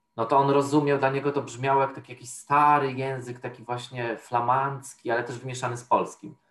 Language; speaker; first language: Polish; native; Polish